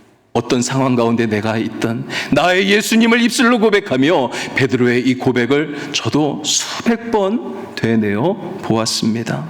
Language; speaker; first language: Korean; native; Korean